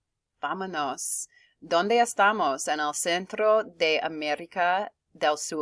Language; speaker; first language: Spanish; non-native, fluent; English